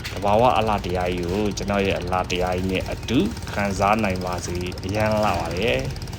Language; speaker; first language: Burmese; non-native, local second language; Pa'o Karen